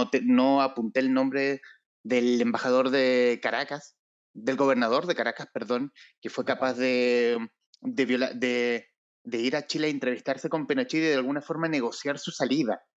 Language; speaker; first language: Spanish; native; Spanish